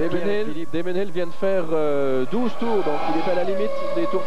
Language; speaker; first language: French; native; French